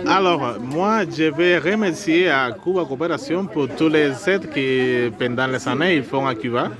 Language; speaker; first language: French; non-native, learner; Spanish